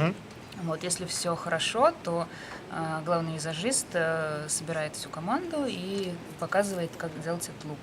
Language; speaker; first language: Russian; native; Russian